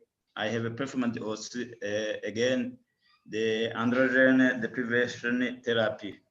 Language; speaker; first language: English; non-native, learner; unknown